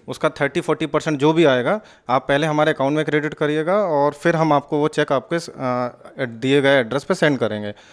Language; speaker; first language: Hindi; native; Hindi